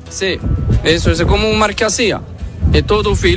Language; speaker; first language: Spanish; non-native, learner; Arabic